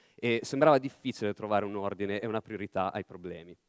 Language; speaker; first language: Italian; native; Italian